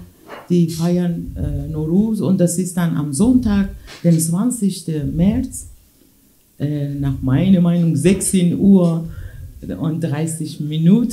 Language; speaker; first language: German; non-native, fluent; Persian